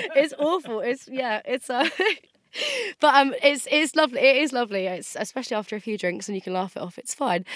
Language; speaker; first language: English; native; English